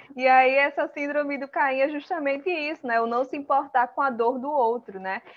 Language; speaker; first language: Portuguese; early bilingual, other home language; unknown